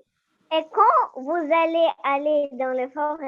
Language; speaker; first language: French; non-native, learner; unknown